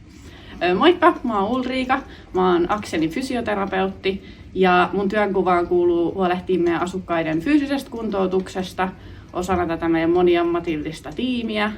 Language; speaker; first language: Finnish; native; Finnish